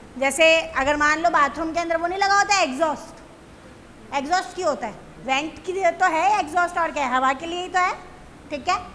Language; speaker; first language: Hindi; native; Hindi